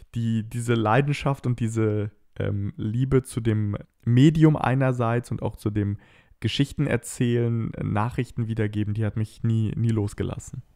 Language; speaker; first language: German; native; German